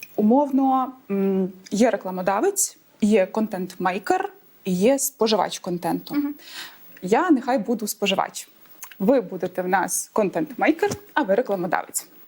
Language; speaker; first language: Ukrainian; native; Ukrainian